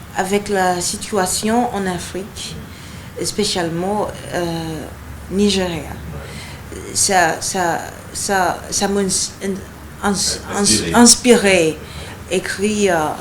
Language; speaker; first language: French; non-native, learner; Yoruba